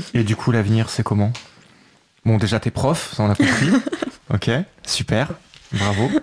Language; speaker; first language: French; native; French